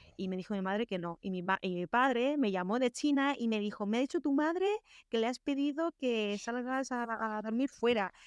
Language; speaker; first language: Spanish; early bilingual, other home language; Chinese